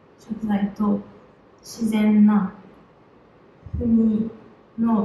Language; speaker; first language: Japanese; non-native, learner; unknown